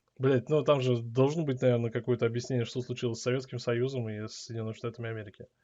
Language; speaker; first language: Russian; native; Russian